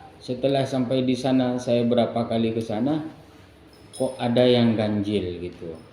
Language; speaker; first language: Indonesian; non-native, local second language; Madurese